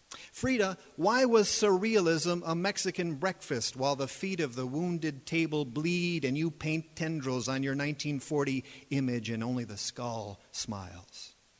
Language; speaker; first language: English; native; English